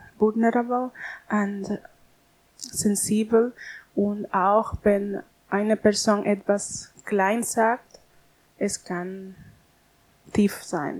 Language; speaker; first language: German; non-native, learner; Spanish